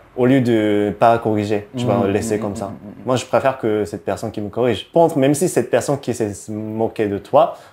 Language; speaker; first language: French; non-native, fluent; Japanese